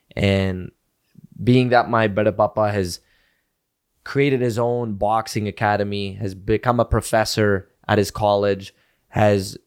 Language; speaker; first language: English; early bilingual, other home language; Punjabi